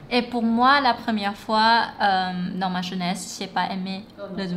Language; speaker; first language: French; non-native, fluent; Thai